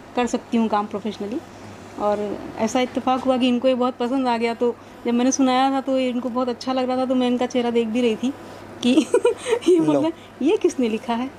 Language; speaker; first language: Hindi; native; Hindi